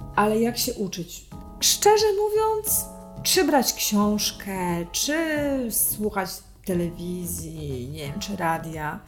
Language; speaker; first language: Polish; native; Polish